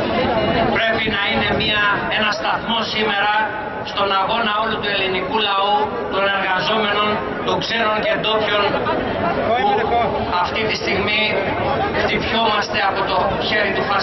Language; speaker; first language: Greek; non-native, fluent; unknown